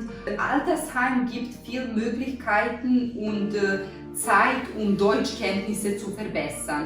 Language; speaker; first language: German; non-native, fluent; Serbian